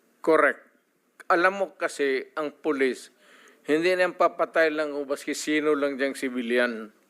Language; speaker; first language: Filipino; non-native, local second language; Cebuano